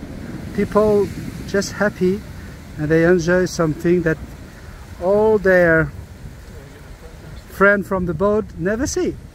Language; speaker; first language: English; non-native, fluent; French